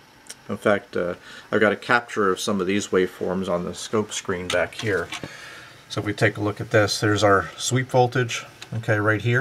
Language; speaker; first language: English; native; English